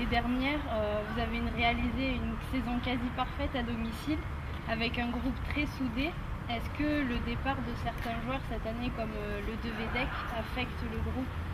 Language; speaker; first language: French; native; French